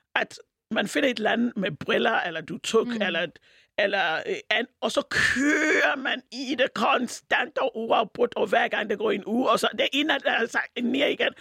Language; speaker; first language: Danish; non-native, fluent; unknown